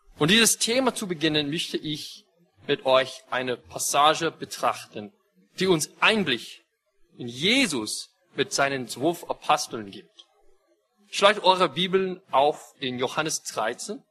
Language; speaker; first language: German; non-native, fluent; English